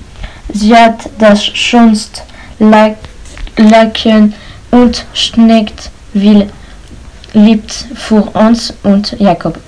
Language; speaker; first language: German; non-native, learner; French